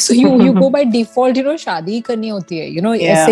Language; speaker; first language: English; non-native, local second language; Hindi